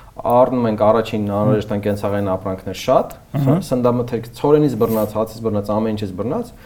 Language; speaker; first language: Armenian; native; Armenian